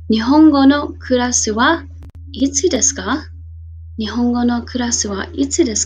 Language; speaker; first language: Japanese; non-native, fluent; English